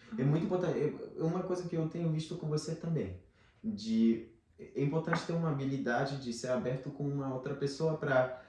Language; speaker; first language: Portuguese; non-native, fluent; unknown